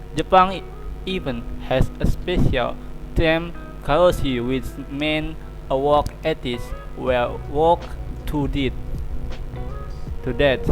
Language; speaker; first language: English; non-native, learner; Indonesian